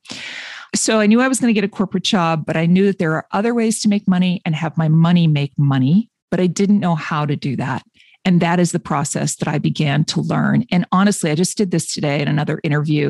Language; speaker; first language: English; native; English